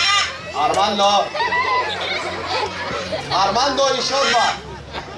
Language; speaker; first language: Russian; non-native, learner; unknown